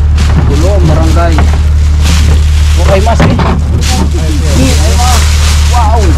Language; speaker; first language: Spanish; non-native, learner; Filipino